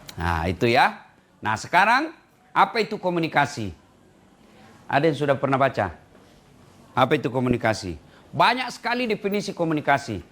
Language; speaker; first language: Indonesian; non-native, local second language; Buginese